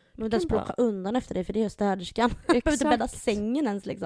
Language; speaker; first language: Swedish; native; Swedish